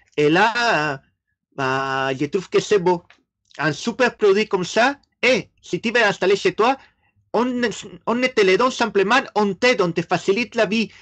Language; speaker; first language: French; non-native, fluent; Spanish